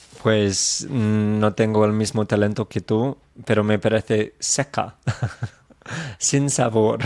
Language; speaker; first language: Spanish; non-native, fluent; English